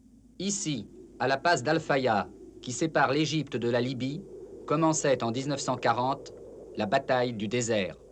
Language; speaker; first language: French; native; French